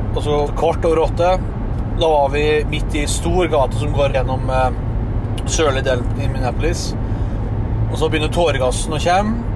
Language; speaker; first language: Norwegian; native; Norwegian